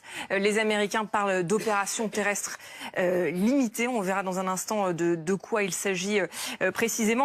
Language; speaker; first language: French; native; French